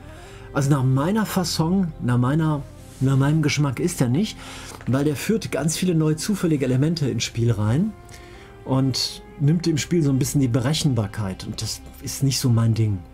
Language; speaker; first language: German; native; German